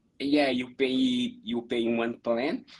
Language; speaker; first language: English; non-native, learner; Portuguese